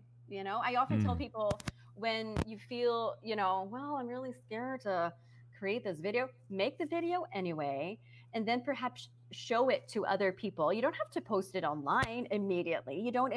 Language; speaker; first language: English; non-native, fluent; Dutch